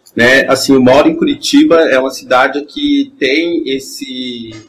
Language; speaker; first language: Portuguese; native; Portuguese